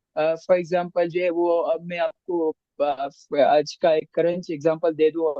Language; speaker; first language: Urdu; non-native, local second language; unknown